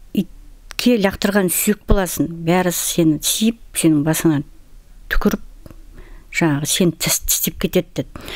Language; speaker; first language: Kazakh; non-native, local second language; Russian